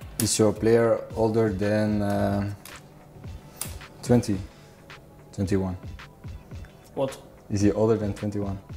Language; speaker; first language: English; non-native, learner; Dutch